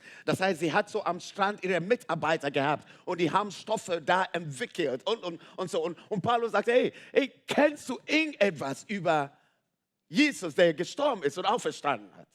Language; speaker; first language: German; non-native, fluent; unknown